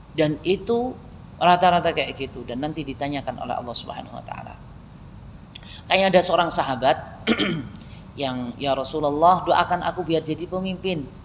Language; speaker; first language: Indonesian; non-native, local second language; Javanese